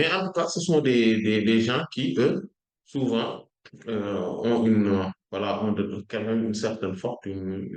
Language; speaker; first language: French; non-native, local second language; Wolof